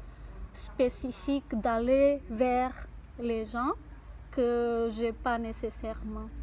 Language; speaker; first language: French; non-native, fluent; Portuguese